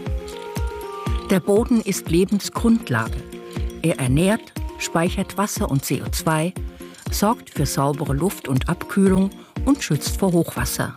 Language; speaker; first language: German; native; German